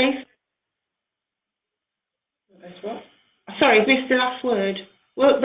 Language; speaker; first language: English; native; English